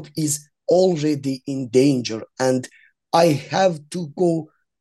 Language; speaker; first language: English; non-native, learner; Azerbaijani